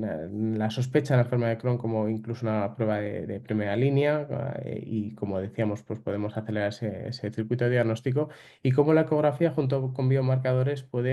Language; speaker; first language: Spanish; native; Spanish